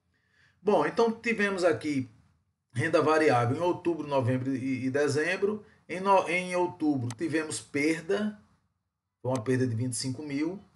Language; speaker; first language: Portuguese; native; Portuguese